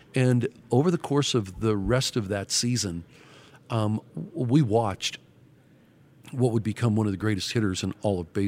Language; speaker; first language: English; native; English